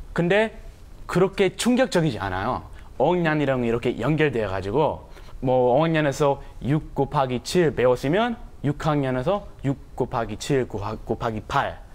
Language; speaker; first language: Korean; non-native, fluent; English